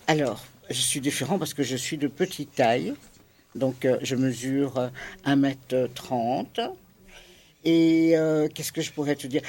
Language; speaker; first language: French; native; French